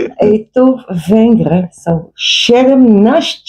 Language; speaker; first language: Polish; non-native, learner; Dutch